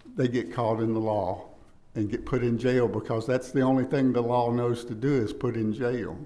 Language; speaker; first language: English; native; English